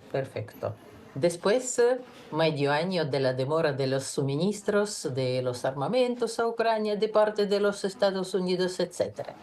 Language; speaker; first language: Spanish; non-native, fluent; Russian